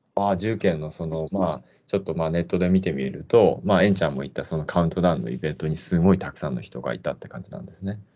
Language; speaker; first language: Japanese; native; Japanese